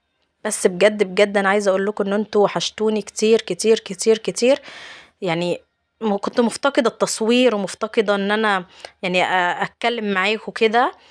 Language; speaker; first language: Arabic; native; Arabic